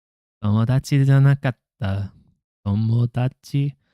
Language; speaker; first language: Japanese; non-native, learner; English